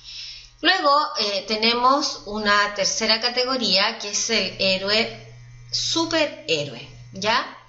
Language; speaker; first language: Spanish; native; Spanish